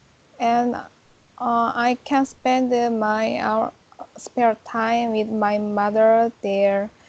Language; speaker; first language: English; non-native, learner; Korean